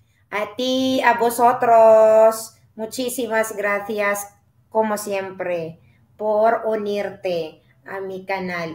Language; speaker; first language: Spanish; non-native, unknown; Filipino